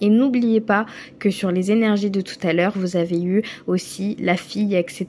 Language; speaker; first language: French; native; French